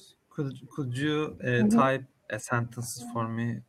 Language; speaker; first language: English; non-native, learner; Turkish